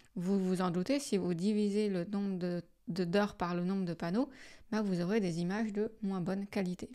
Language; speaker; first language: French; native; French